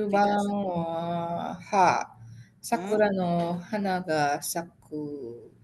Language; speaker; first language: Japanese; non-native, learner; Indonesian